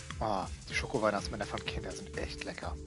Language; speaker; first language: German; native; German